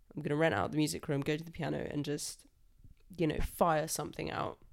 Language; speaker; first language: English; native; English